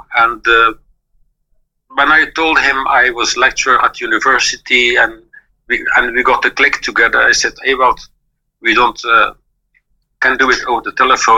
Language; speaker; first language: English; non-native, fluent; Dutch